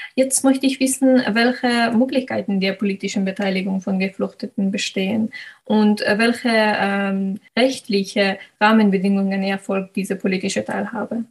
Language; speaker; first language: German; non-native, fluent; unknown